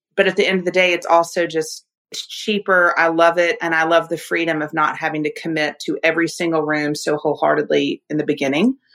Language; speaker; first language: English; native; English